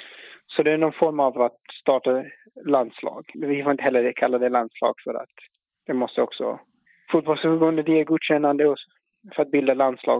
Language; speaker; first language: Swedish; non-native, fluent; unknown